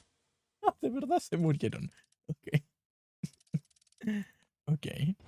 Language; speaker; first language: Spanish; native; Spanish